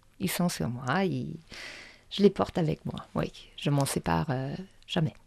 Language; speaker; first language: French; non-native, fluent; German